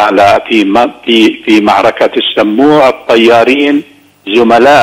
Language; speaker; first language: Arabic; native; Arabic